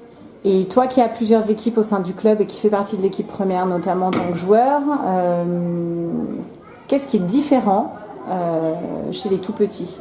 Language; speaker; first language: French; native; French